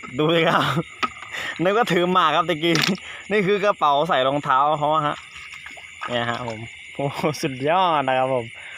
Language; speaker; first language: Thai; native; Thai